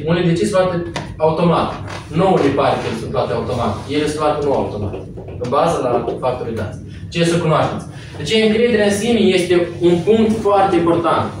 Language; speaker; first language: Romanian; non-native, local second language; Russian